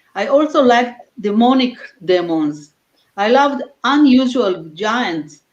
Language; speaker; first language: English; non-native, fluent; Hebrew